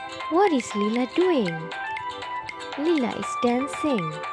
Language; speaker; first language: English; non-native, fluent; Indonesian